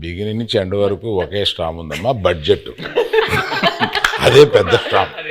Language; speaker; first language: Telugu; native; Telugu